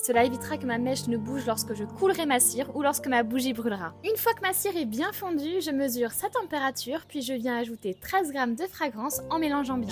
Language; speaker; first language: French; native; French